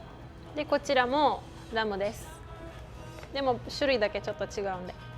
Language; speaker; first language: Japanese; non-native, fluent; Turkish